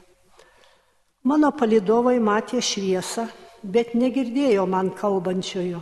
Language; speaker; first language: Lithuanian; native; Lithuanian